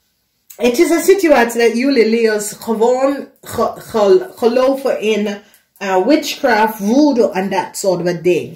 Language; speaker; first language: Dutch; non-native, fluent; English